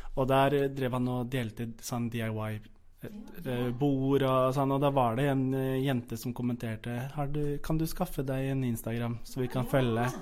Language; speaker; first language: Norwegian; native; Norwegian